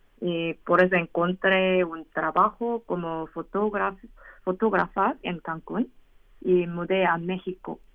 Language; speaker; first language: Spanish; non-native, learner; Korean